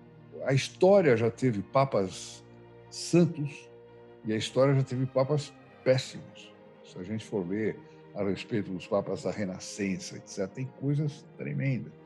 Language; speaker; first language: Portuguese; native; Portuguese